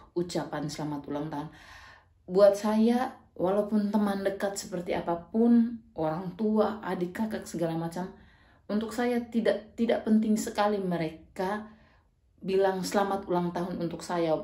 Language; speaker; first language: Indonesian; non-native, local second language; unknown